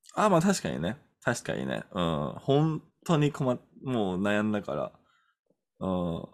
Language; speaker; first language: Japanese; non-native, fluent; English